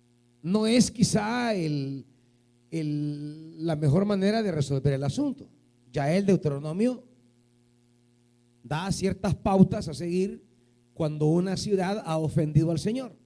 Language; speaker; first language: Spanish; native; Spanish